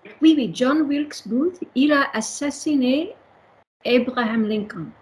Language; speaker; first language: French; non-native, learner; English